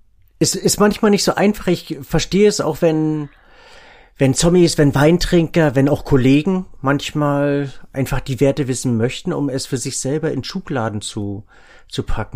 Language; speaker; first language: German; native; German